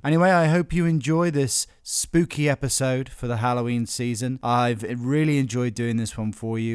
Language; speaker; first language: English; native; English